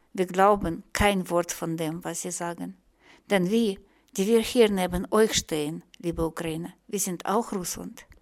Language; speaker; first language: German; non-native, fluent; Russian